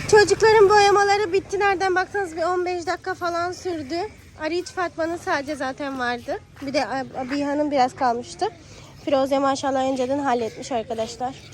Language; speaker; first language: Turkish; non-native, fluent; Urdu